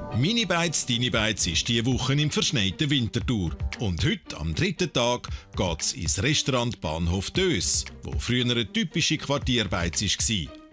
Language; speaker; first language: German; native; German